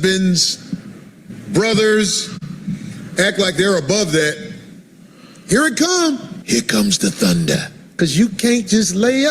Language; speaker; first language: English; native; English